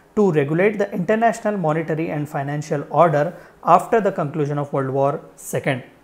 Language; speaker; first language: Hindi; non-native, local second language; Telugu